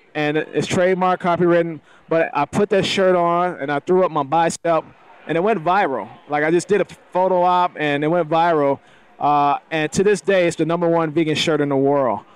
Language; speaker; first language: English; native; English